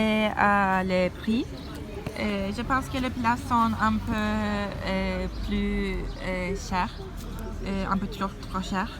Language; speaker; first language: French; non-native, learner; Turkish